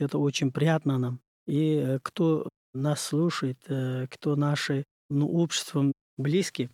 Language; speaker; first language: Russian; non-native, learner; Uzbek